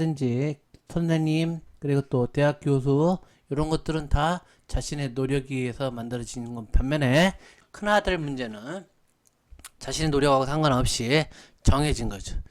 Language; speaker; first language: Korean; native; Korean